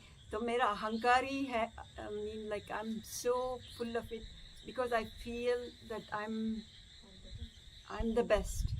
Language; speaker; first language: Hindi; non-native, local second language; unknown